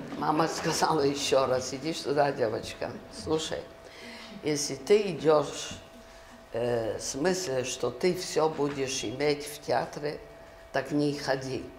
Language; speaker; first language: Russian; early bilingual, other home language; Yiddish